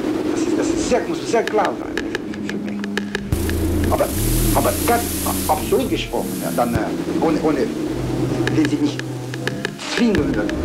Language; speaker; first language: German; non-native, fluent; Romanian